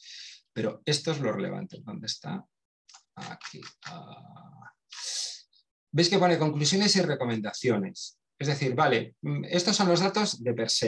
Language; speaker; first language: Spanish; native; Spanish